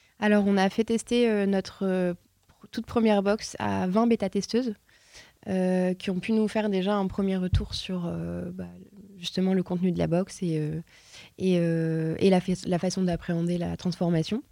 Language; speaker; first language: French; native; French